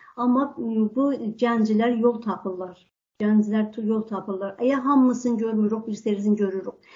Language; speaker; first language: Azerbaijani; native; Azerbaijani